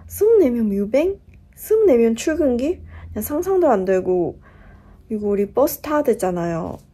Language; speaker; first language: Korean; non-native, fluent; Chinese